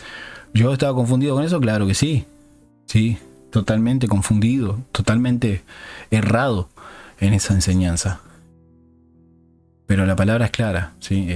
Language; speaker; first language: Spanish; native; Spanish